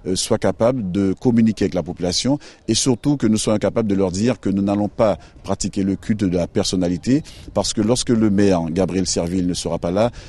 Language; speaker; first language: French; native; French